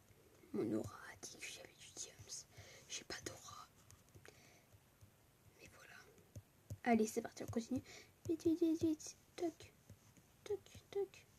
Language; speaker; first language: French; native; French